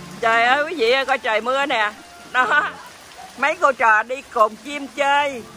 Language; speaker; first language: Vietnamese; early bilingual, heritage; Vietnamese